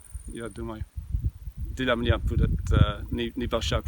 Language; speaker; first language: Russian; non-native, learner; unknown